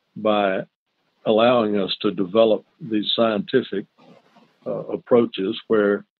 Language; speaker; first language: English; native; English